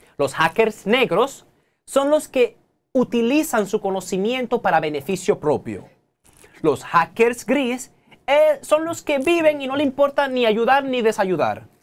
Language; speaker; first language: Spanish; native; Spanish